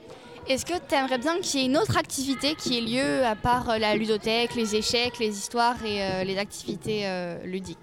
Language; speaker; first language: French; native; French